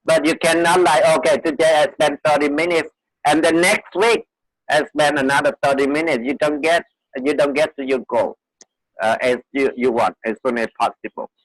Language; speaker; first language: English; non-native, fluent; Vietnamese